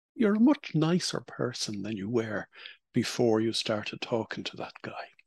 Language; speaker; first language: English; native; English